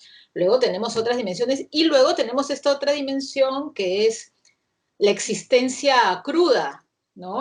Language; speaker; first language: Spanish; native; Spanish